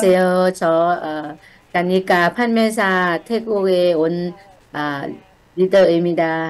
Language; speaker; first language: Korean; non-native, learner; Thai